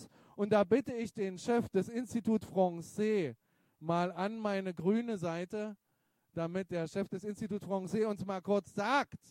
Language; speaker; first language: German; native; German